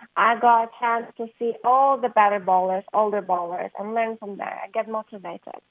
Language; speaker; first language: English; non-native, fluent; Polish